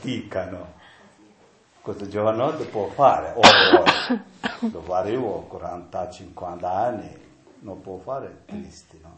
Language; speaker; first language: Italian; non-native, learner; Tibetan